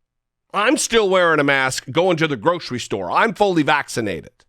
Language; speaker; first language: English; native; English